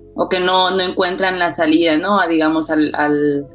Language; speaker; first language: Spanish; native; Spanish